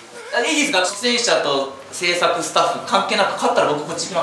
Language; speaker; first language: Japanese; native; Japanese